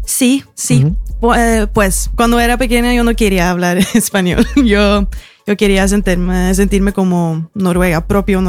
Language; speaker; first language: Spanish; early bilingual, heritage; Spanish